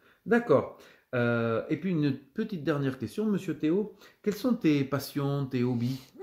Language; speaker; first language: French; native; French